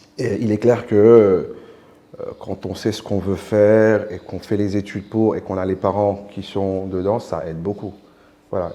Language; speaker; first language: French; non-native, local second language; Wolof